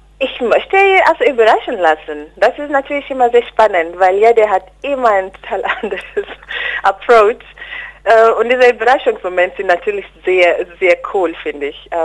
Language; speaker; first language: German; non-native, learner; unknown